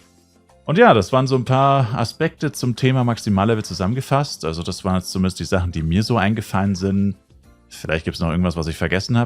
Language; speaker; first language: German; native; German